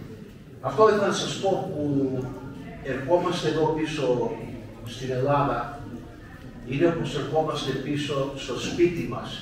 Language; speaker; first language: Greek; early bilingual, heritage; Greek